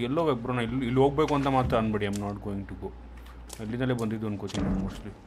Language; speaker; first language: Kannada; native; Kannada